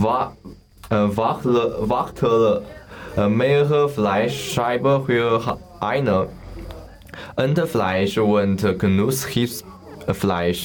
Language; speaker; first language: German; non-native, learner; Chinese